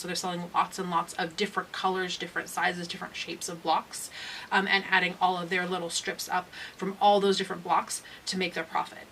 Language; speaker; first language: English; native; English